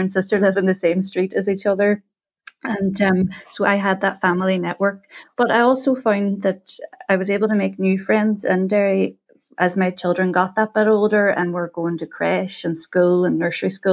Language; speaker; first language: English; native; English